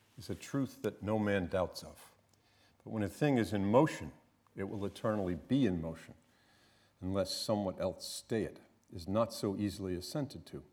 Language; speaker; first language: English; native; English